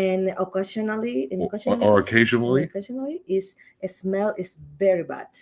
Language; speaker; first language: English; non-native, learner; Spanish